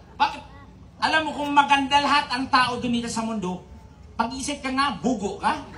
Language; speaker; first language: Filipino; non-native, local second language; Cebuano